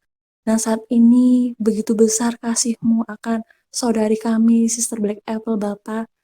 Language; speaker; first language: Indonesian; native; Indonesian